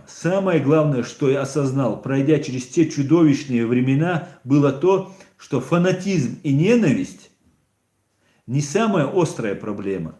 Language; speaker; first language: Russian; non-native, local second language; Chechen